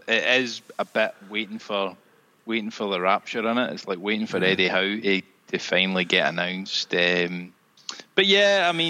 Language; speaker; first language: English; native; English